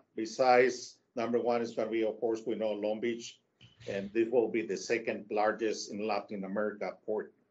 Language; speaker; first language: English; non-native, fluent; Spanish